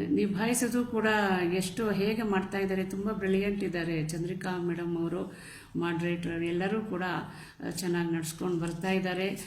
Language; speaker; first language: Kannada; native; Kannada